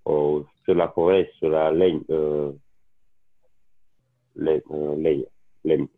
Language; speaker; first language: French; non-native, learner; Italian